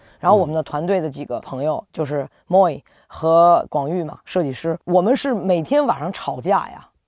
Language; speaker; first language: Chinese; native; Chinese